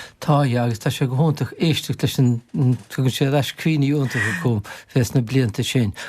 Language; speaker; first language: Irish; native; Irish